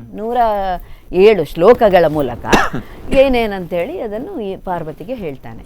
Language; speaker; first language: Kannada; non-native, local second language; Tulu